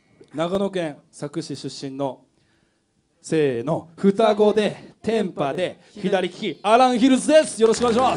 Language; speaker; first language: Japanese; native; Japanese